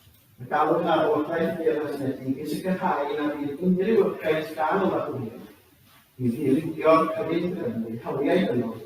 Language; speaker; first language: Welsh; native; Welsh